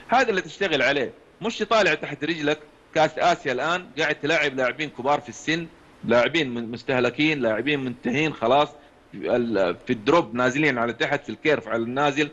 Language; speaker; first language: Arabic; native; Arabic